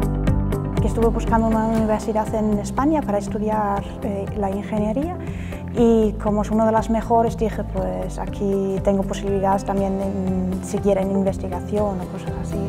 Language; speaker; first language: Spanish; non-native, fluent; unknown